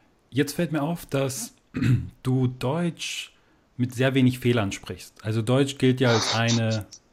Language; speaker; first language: German; native; German